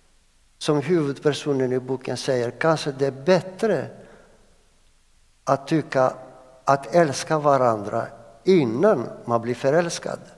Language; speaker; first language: Swedish; non-native, fluent; Greek